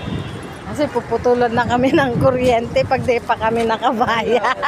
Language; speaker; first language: Filipino; native; Filipino